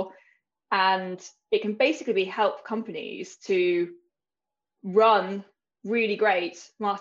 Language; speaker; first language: English; native; English